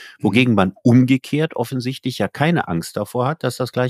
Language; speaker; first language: German; native; German